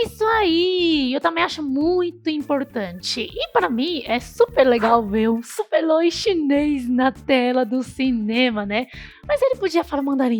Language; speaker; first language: Portuguese; non-native, fluent; Chinese